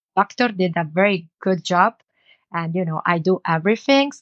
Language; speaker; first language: English; non-native, learner; Italian